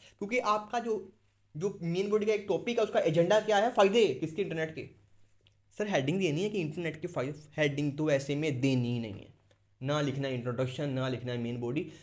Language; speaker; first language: Urdu; non-native, local second language; Punjabi